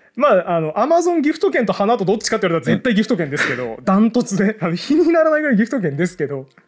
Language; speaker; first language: Japanese; native; Japanese